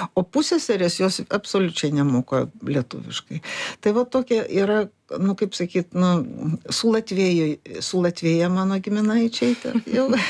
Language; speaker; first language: Lithuanian; native; Lithuanian